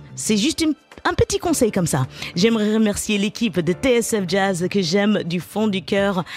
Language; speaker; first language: French; native; French